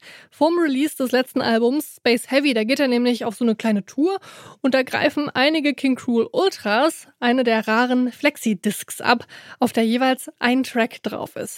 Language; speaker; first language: German; native; German